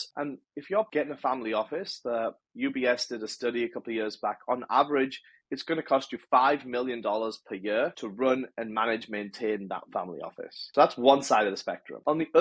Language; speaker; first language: English; native; English